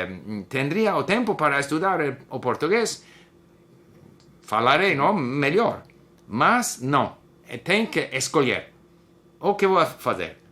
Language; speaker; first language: Portuguese; non-native, learner; English